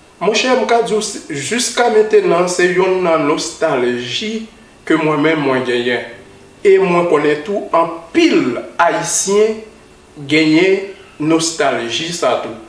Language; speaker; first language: Haitian Creole; native; Haitian Creole